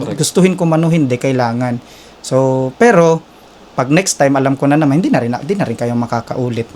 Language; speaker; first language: Filipino; non-native, local second language; Waray